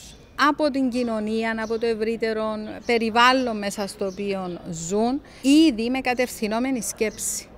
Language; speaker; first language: Greek; native; Greek